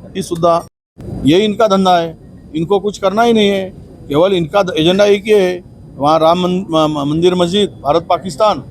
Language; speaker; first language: Hindi; non-native, local second language; Marathi